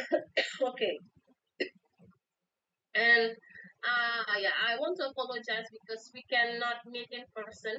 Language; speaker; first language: English; non-native, fluent; Indonesian